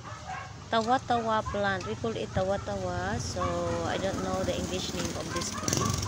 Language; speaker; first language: English; non-native, local second language; Cebuano